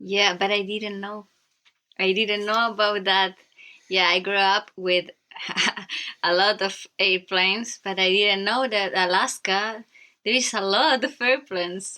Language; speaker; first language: English; non-native, learner; Spanish